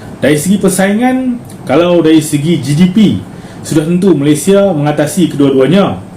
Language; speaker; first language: Malay; native; Malay